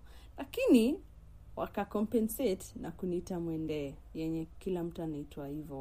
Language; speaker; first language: English; non-native, local second language; Swahili